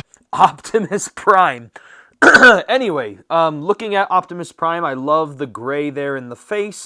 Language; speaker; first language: English; native; English